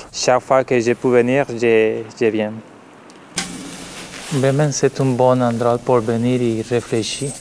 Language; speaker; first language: French; non-native, learner; Spanish